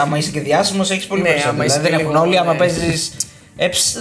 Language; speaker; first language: Greek; native; Greek